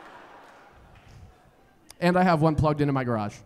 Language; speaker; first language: English; native; English